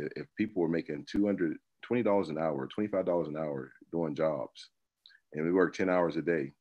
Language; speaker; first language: English; native; English